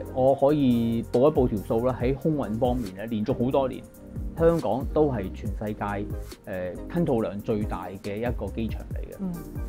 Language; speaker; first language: Cantonese; native; Cantonese